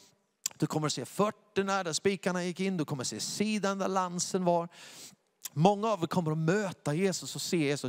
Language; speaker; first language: Swedish; native; Swedish